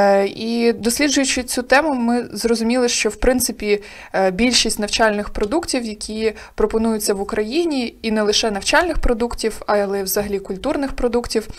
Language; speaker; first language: Ukrainian; native; Ukrainian